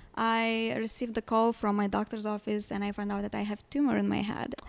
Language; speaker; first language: English; non-native, fluent; Lithuanian